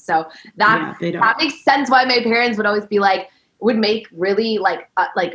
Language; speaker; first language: English; early bilingual, other home language; Persian